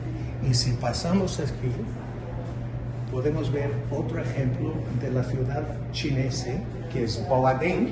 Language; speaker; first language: Spanish; non-native, fluent; English